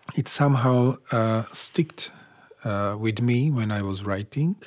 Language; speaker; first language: English; non-native, fluent; Slovak